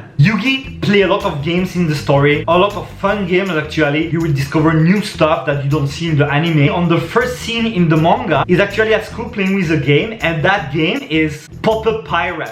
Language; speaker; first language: English; non-native, fluent; French